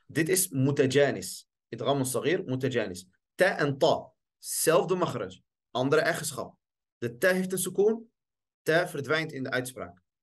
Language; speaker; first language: Dutch; early bilingual, other home language; Arabic